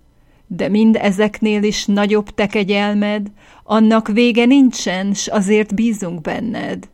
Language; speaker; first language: Hungarian; native; Hungarian